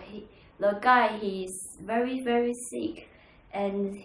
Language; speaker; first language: English; non-native, learner; Chinese